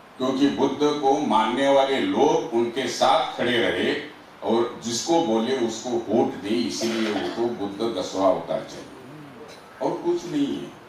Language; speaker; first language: Hindi; non-native, local second language; Marathi